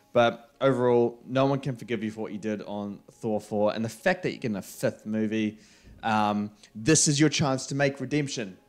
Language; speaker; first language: English; native; English